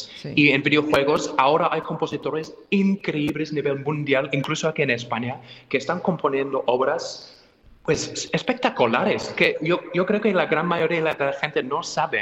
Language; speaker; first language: Spanish; non-native, fluent; English